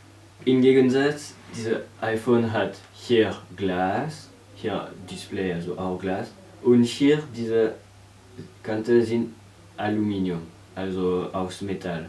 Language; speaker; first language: German; non-native, learner; French